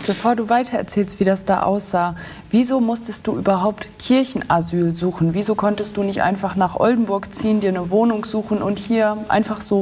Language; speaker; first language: German; native; German